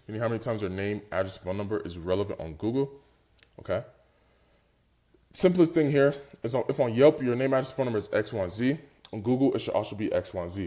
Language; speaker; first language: English; native; English